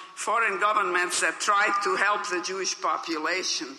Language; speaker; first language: English; non-native, fluent; Hungarian